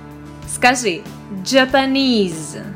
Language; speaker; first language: English; non-native, fluent; Russian